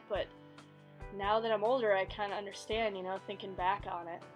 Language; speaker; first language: English; native; English